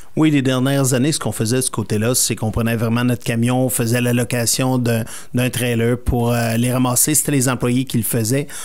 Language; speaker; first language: French; native; French